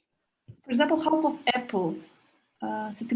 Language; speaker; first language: English; non-native, learner; Turkish